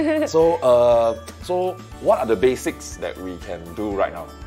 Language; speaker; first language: English; native; English